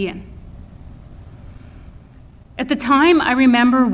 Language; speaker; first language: English; native; English